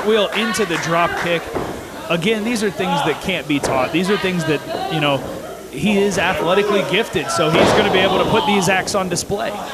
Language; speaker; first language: English; native; English